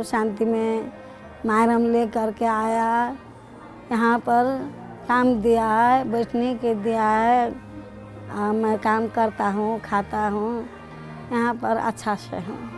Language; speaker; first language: Hindi; non-native, learner; Maithili